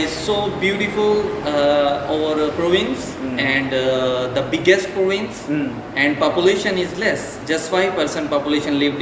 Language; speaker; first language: English; non-native, fluent; Urdu